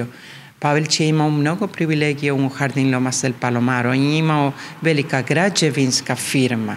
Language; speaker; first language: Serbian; early bilingual, heritage; Spanish